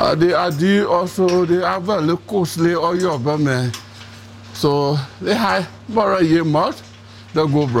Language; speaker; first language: Norwegian; non-native, learner; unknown